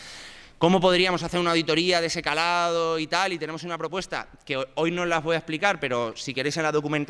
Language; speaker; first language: Spanish; native; Spanish